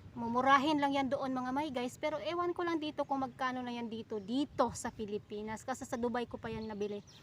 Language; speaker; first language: Filipino; non-native, local second language; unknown